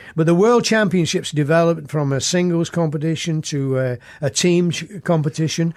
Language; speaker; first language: English; native; English